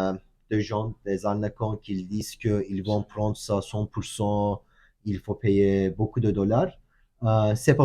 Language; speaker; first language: French; non-native, learner; Turkish